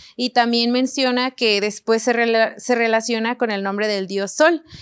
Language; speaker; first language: Spanish; native; Spanish